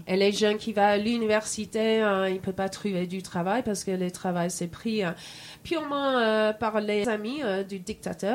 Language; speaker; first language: French; non-native, fluent; English